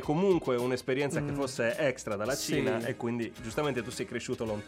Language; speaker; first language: Italian; native; Italian